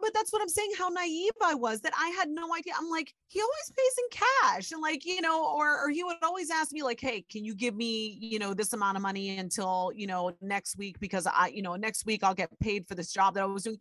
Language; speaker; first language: English; early bilingual, other home language; Spanish